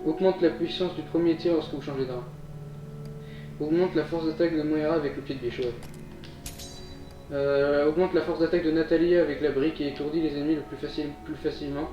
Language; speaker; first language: French; native; French